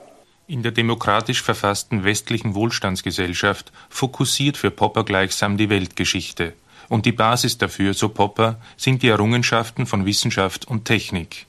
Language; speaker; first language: German; native; German